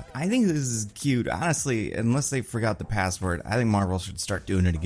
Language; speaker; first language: English; native; English